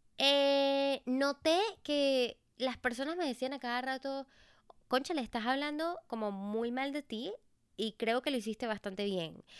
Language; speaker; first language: Spanish; native; Spanish